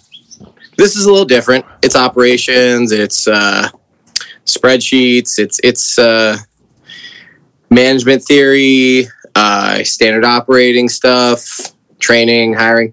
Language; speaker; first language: English; native; English